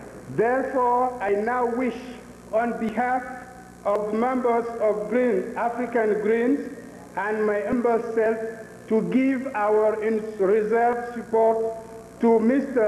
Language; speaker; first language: English; non-native, fluent; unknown